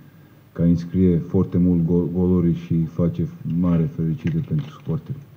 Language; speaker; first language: Romanian; non-native, learner; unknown